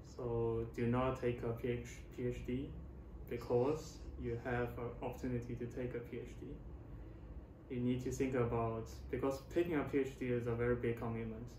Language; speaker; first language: English; non-native, fluent; Chinese